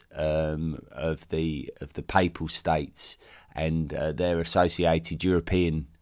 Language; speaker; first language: English; native; English